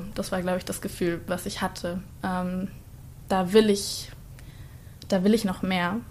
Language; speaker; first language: German; native; German